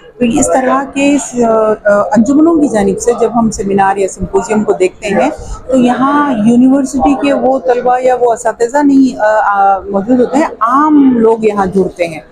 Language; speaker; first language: Urdu; native; Urdu